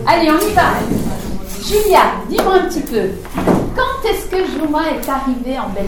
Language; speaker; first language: French; native; French